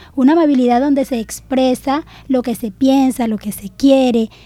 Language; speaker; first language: Spanish; native; Spanish